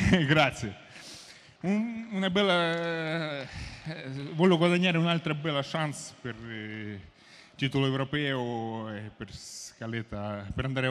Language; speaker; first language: Italian; non-native, learner; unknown